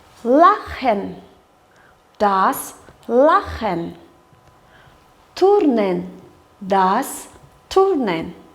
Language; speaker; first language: German; non-native, fluent; Kyrgyz